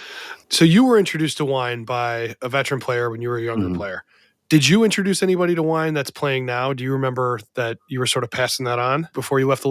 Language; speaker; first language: English; native; English